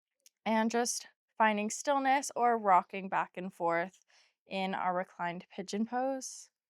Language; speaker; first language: English; native; English